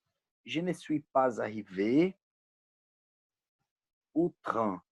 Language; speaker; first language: French; non-native, learner; Portuguese